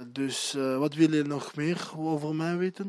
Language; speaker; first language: Dutch; non-native, local second language; French